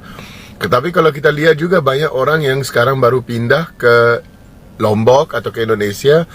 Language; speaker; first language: Indonesian; non-native, fluent; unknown